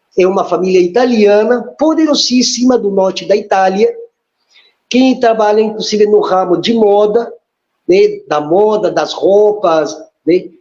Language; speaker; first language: Portuguese; non-native, fluent; Spanish